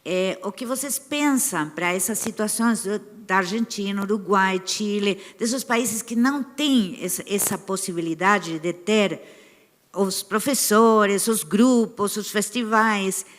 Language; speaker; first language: Portuguese; non-native, fluent; Spanish